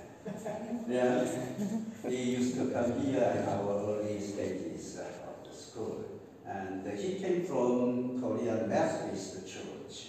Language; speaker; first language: English; non-native, local second language; Cebuano